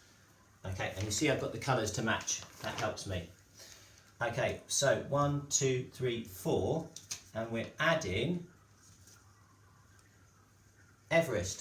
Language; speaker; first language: English; native; English